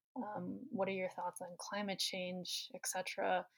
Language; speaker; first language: English; native; English